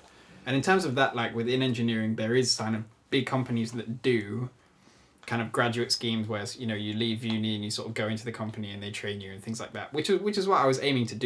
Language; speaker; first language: English; native; English